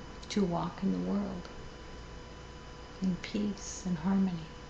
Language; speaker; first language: English; native; English